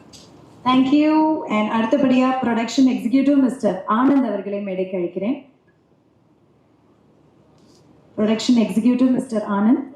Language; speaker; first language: Tamil; native; Tamil